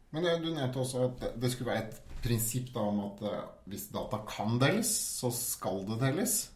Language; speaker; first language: Norwegian; native; Norwegian